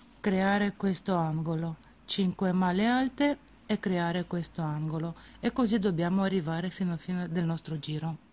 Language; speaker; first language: Italian; non-native, fluent; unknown